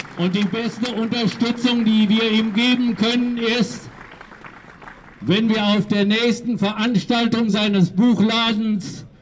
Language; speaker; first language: German; native; German